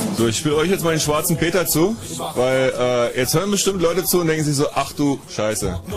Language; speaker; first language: German; native; German